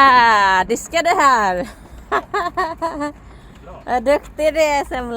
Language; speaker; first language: Swedish; non-native, learner; Filipino